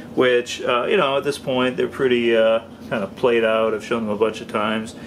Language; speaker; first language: English; native; English